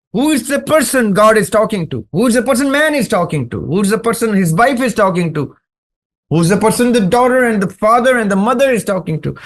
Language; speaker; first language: English; non-native, local second language; Urdu